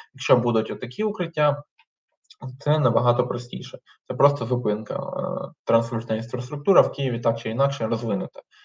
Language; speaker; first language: Ukrainian; non-native, local second language; Russian